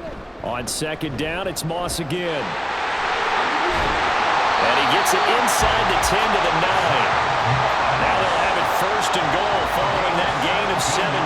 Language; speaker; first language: English; native; English